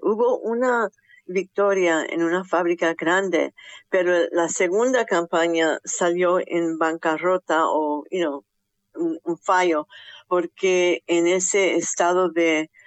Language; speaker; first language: Spanish; early bilingual, heritage; Spanish